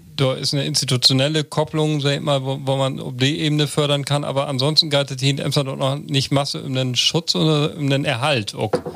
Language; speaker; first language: German; native; German